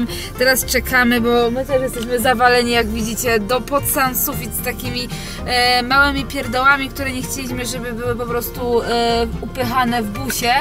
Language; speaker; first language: Polish; native; Polish